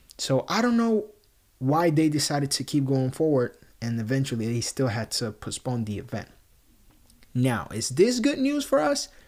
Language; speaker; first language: English; non-native, local second language; Spanish